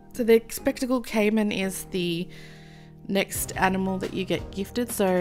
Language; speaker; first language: English; native; English